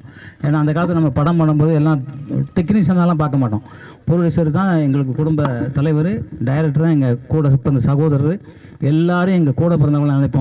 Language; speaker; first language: Tamil; native; Tamil